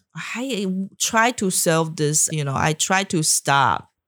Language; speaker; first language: English; non-native, fluent; Chinese